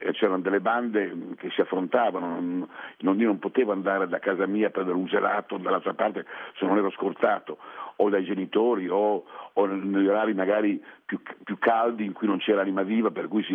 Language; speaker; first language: Italian; early bilingual, other home language; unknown